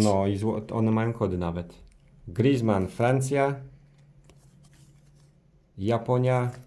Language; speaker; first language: Polish; early bilingual, heritage; Polish